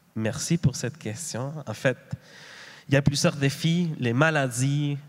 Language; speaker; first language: French; non-native, fluent; Spanish